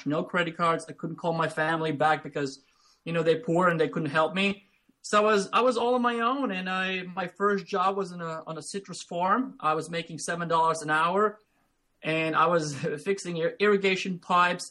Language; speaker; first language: English; non-native, fluent; Latvian